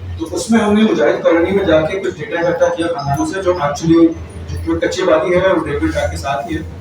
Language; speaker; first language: Urdu; native; Urdu